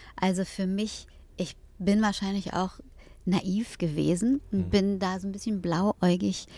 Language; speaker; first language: German; native; German